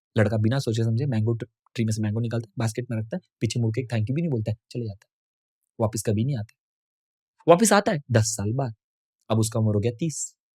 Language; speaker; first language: Hindi; non-native, local second language; Tamil